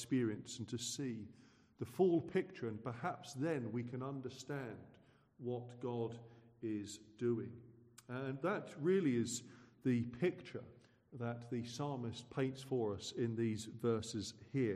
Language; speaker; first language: English; native; English